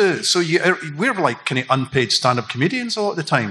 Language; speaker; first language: English; native; English